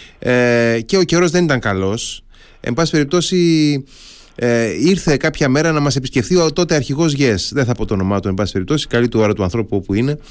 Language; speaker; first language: Greek; native; Greek